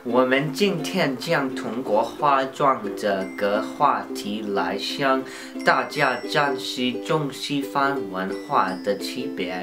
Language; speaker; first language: Chinese; non-native, learner; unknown